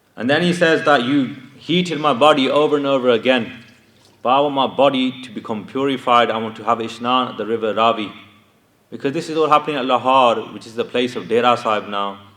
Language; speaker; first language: English; early bilingual, other home language; Punjabi